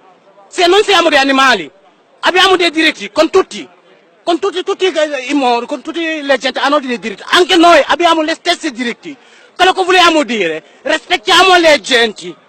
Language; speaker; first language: Italian; non-native, fluent; Wolof